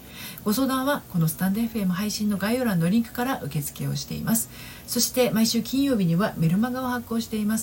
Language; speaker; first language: Japanese; native; Japanese